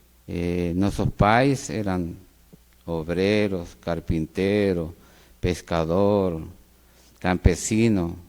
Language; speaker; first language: Portuguese; non-native, fluent; Spanish